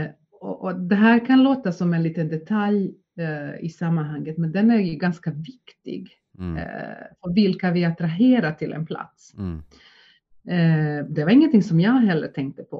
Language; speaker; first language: Swedish; native; Swedish